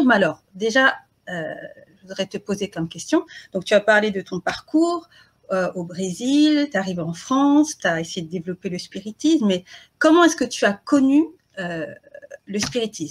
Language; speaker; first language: French; native; French